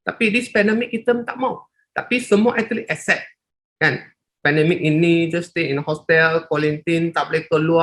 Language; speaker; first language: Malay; non-native, local second language; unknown